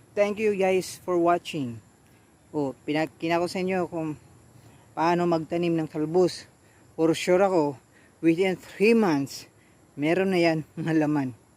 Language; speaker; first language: Filipino; non-native, local second language; Waray